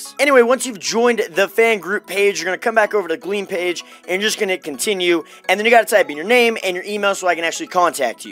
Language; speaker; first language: English; native; English